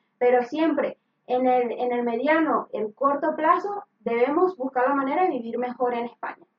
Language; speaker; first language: Spanish; native; Spanish